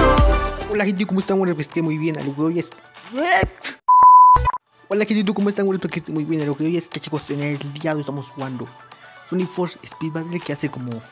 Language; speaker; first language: Spanish; native; Spanish